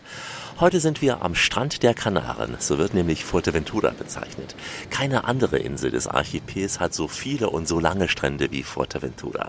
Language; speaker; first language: German; native; German